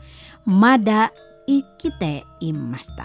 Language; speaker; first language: Japanese; non-native, learner; Indonesian